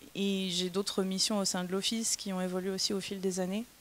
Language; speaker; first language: French; native; French